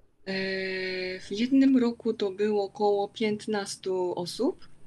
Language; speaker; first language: Polish; non-native, fluent; Japanese